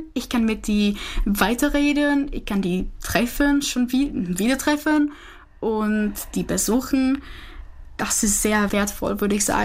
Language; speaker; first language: German; non-native, fluent; Czech